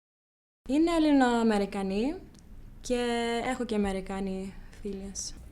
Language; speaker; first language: Greek; early bilingual, heritage; Greek